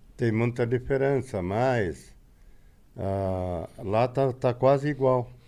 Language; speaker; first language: Portuguese; non-native, fluent; Arabic